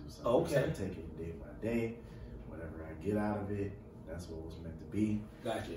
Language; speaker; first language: English; native; English